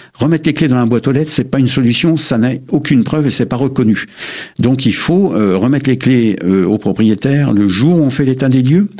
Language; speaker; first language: French; native; French